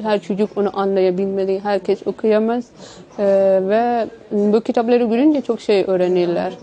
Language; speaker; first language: Turkish; non-native, fluent; Persian